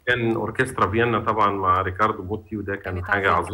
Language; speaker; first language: Arabic; native; Arabic